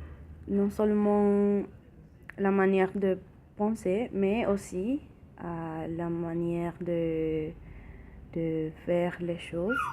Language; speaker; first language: French; non-native, learner; Spanish